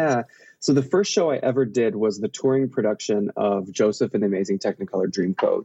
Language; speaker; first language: English; native; English